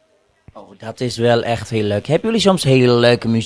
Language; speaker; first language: Dutch; non-native, fluent; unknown